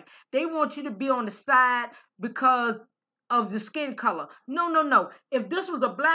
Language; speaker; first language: English; native; English